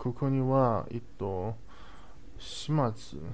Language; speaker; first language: Japanese; non-native, learner; Chinese